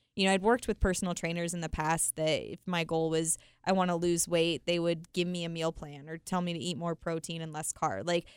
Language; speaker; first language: English; native; English